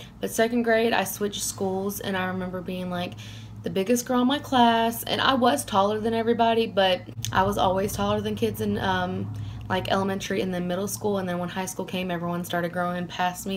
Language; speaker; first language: English; native; English